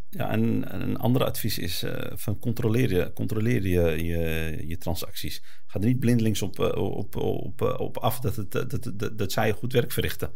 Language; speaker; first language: Dutch; early bilingual, other home language; Arabic